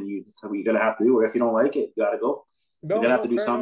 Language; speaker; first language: English; native; English